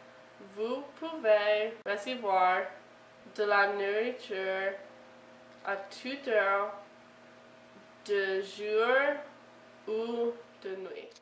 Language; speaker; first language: French; non-native, learner; English